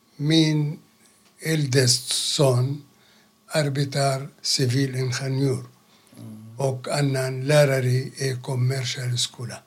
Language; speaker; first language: Swedish; non-native, learner; Arabic